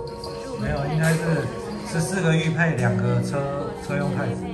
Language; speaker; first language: Chinese; native; Chinese